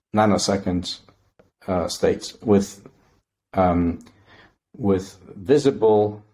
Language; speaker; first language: English; non-native, fluent; Polish